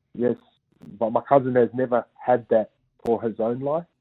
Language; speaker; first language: English; native; English